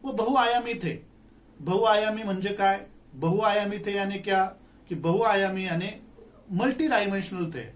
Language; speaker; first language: Hindi; non-native, local second language; Marathi